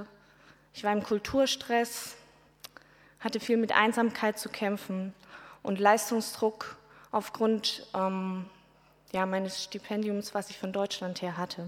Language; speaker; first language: German; native; German